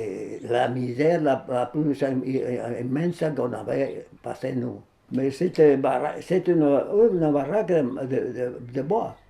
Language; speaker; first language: French; non-native, fluent; Spanish